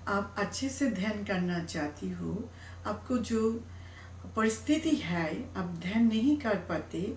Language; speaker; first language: Hindi; non-native, learner; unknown